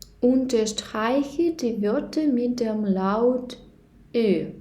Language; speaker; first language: German; non-native, learner; Ukrainian